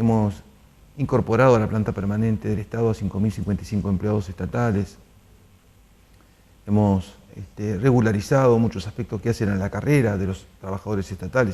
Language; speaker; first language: Spanish; native; Spanish